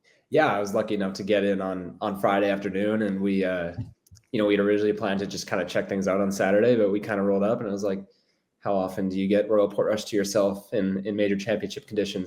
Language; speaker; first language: English; native; English